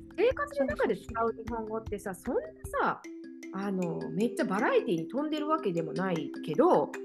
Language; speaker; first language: Japanese; native; Japanese